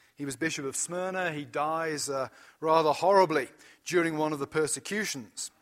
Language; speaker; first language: English; native; English